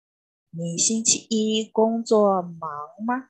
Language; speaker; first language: Chinese; non-native, learner; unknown